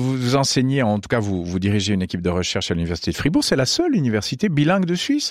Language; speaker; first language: French; native; French